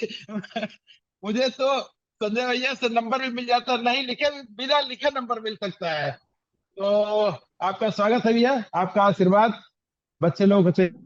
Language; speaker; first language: Hindi; native; Hindi